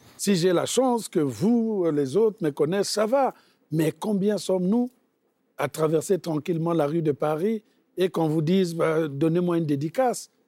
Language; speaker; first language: French; non-native, local second language; Bembe